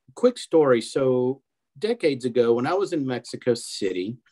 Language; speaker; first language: English; early bilingual, other home language; Spanish